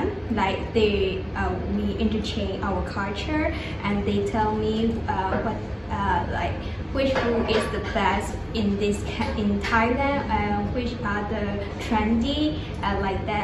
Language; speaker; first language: English; non-native, learner; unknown